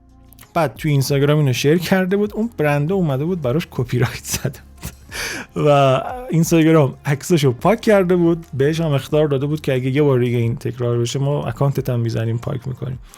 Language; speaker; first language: Persian; native; Persian